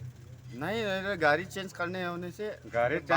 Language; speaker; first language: Hindi; non-native, local second language; Khasi